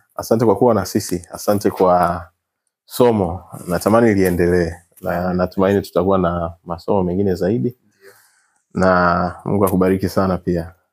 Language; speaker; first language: Swahili; native; Swahili